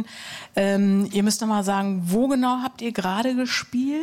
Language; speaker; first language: German; native; German